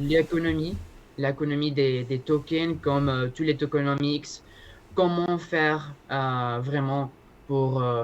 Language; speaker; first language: French; non-native, learner; Spanish